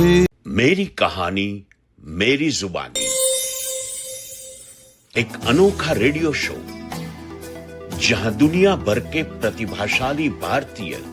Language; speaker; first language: Hindi; non-native, local second language; Gujarati